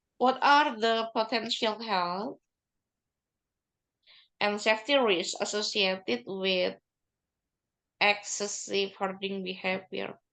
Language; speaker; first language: English; non-native, learner; Indonesian